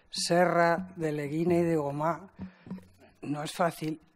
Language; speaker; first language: Spanish; native; Spanish